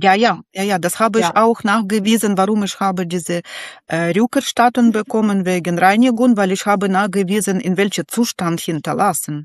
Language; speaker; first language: German; non-native, learner; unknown